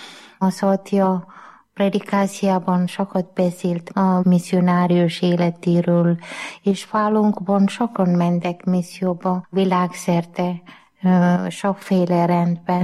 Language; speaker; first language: Hungarian; non-native, learner; Malayalam